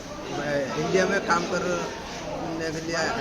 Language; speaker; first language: Hindi; non-native, learner; Rohingya